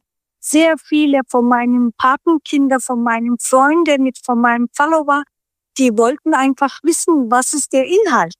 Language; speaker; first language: German; non-native, fluent; Turkish